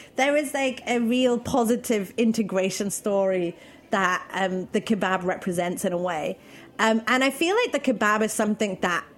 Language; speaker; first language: English; native; English